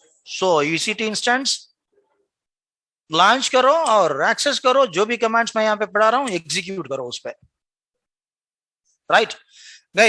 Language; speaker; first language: Hindi; non-native, local second language; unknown